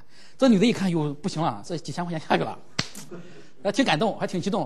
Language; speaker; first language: Chinese; native; Chinese